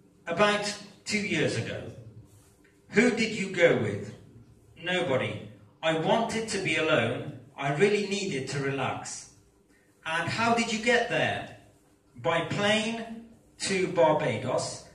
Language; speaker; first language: English; non-native, fluent; Italian